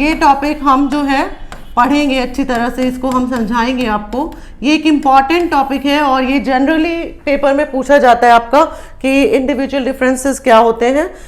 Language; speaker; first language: Hindi; native; Hindi